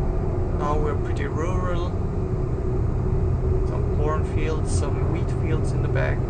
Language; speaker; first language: English; non-native, fluent; German